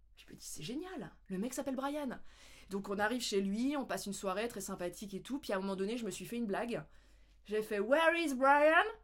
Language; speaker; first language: French; native; French